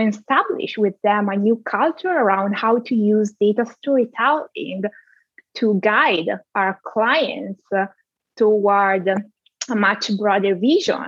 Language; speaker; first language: English; non-native, fluent; Italian